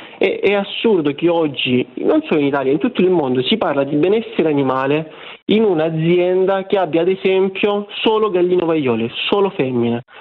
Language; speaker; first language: Italian; native; Italian